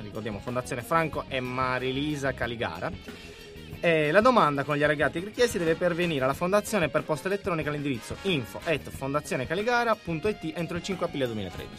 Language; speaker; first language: Italian; native; Italian